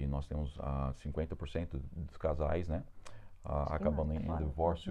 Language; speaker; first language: Portuguese; non-native, fluent; English